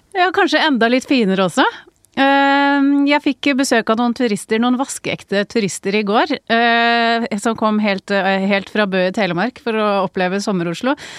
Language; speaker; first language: Norwegian; native; Norwegian